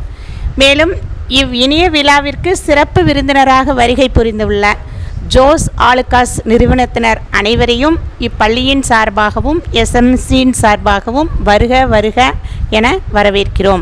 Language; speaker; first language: Tamil; native; Tamil